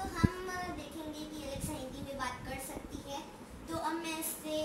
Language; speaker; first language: Hindi; native; Hindi